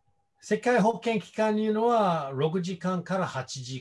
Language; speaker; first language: Japanese; non-native, fluent; English